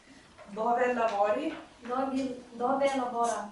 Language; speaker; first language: Italian; non-native, learner; Hungarian